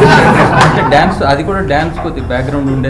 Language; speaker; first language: Telugu; native; Telugu